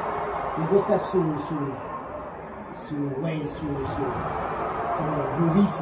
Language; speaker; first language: Spanish; early bilingual, heritage; English